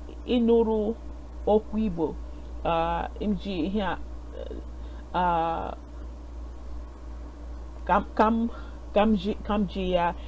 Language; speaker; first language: Igbo; non-native, learner; English